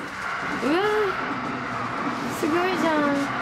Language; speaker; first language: Japanese; non-native, learner; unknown